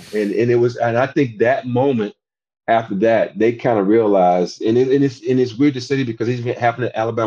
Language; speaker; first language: English; native; English